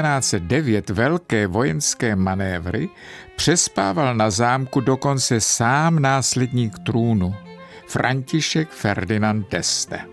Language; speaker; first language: Czech; native; Czech